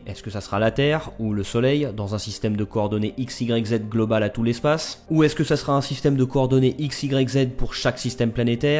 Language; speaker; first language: French; native; French